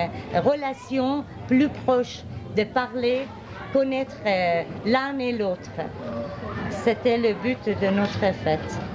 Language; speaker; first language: French; non-native, fluent; Persian